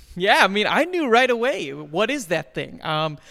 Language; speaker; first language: English; early bilingual, other home language; Hindi